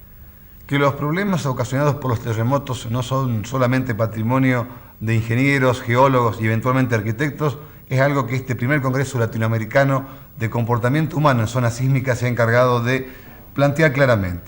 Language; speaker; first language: Spanish; native; Spanish